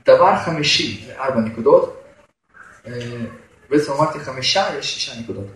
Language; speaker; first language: Hebrew; non-native, fluent; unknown